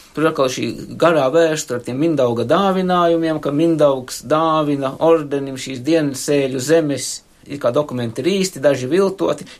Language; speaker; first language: Latvian; native; Latvian